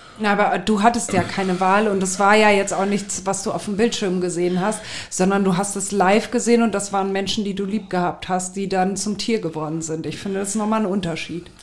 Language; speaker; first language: German; native; German